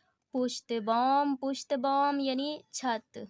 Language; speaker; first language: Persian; non-native, fluent; Urdu